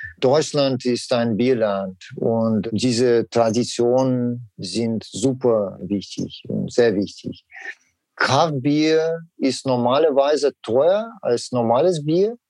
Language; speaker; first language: German; non-native, learner; Russian